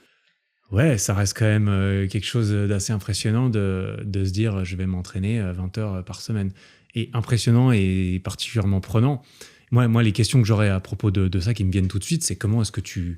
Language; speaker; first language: French; native; French